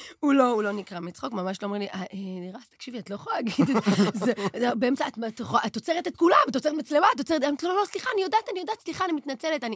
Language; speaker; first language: Hebrew; native; Hebrew